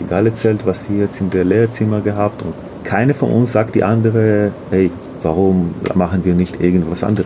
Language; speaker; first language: German; non-native, learner; Hebrew